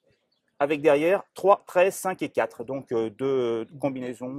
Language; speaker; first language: French; native; French